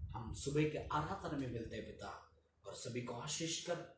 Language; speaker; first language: Hindi; non-native, local second language; Telugu